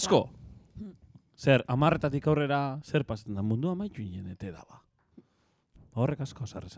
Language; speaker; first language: Basque; native; Basque